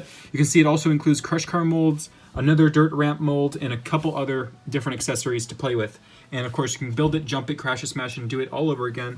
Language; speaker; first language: English; native; English